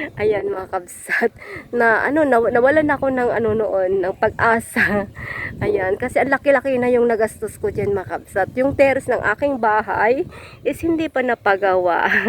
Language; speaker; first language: Filipino; non-native, local second language; Iloko